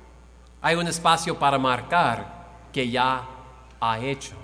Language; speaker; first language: Spanish; non-native, fluent; English